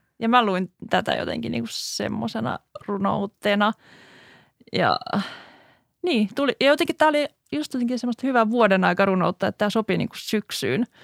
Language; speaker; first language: Finnish; native; Finnish